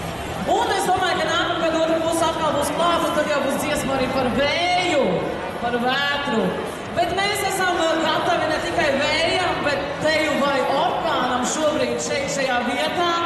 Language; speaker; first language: Latvian; native; Latvian